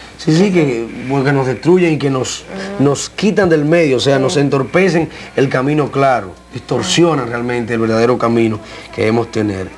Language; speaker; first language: Spanish; native; Spanish